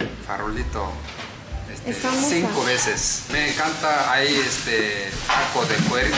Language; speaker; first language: Spanish; non-native, learner; Korean